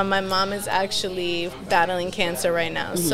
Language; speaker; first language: English; early bilingual, other home language; Spanish